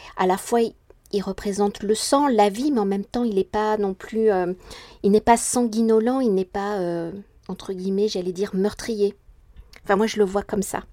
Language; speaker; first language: French; native; French